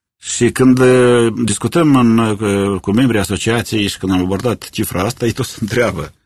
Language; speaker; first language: Romanian; native; Romanian